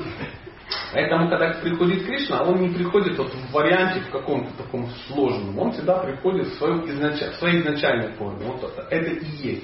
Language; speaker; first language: Russian; native; Russian